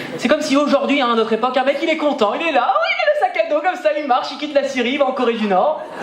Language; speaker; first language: French; native; French